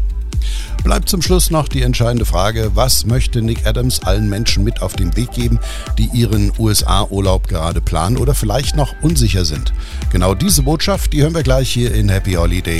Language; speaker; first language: German; native; German